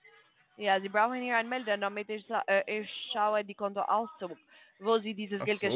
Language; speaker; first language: German; non-native, fluent; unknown